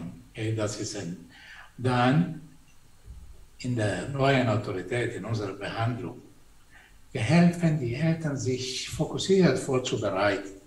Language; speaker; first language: German; non-native, fluent; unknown